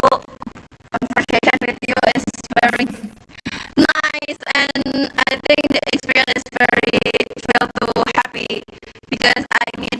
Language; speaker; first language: English; non-native, learner; Indonesian